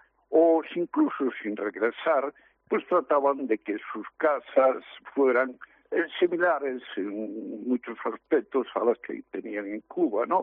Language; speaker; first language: Spanish; native; Spanish